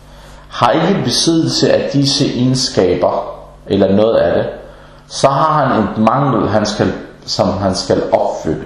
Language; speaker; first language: Danish; early bilingual, other home language; Arabic